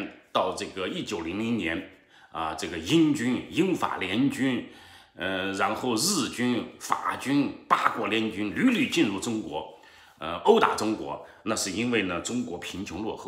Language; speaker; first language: Chinese; native; Chinese